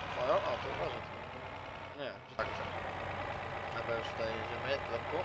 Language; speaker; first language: Polish; native; Polish